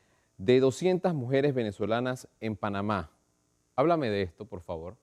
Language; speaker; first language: Spanish; native; Spanish